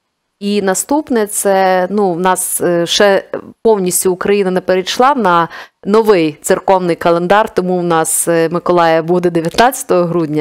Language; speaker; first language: Ukrainian; native; Ukrainian